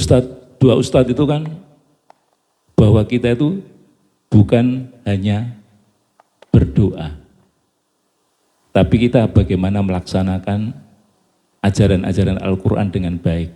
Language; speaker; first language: Indonesian; non-native, local second language; Javanese